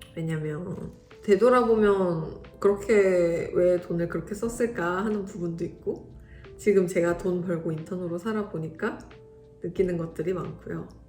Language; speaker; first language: Korean; native; Korean